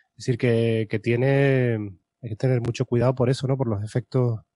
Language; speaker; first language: Spanish; native; Spanish